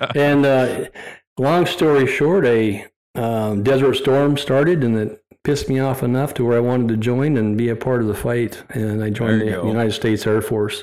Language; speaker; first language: English; native; English